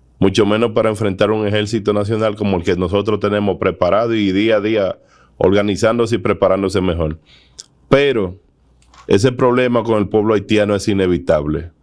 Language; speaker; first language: Spanish; native; Spanish